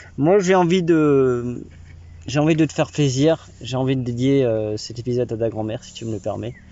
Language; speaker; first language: French; native; French